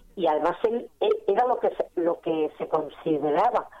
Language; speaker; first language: Spanish; native; Spanish